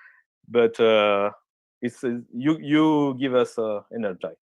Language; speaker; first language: English; non-native, fluent; French